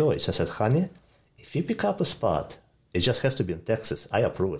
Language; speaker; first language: English; non-native, fluent; Ukrainian